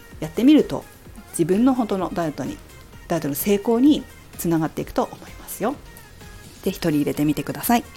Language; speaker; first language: Japanese; native; Japanese